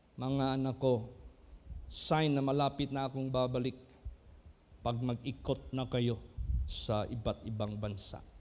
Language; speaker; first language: Filipino; non-native, local second language; Cebuano